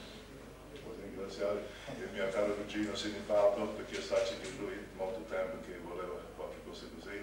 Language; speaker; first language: Italian; non-native, local second language; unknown